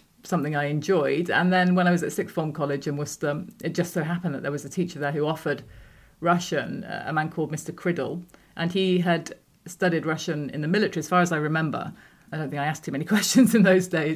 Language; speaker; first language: English; native; English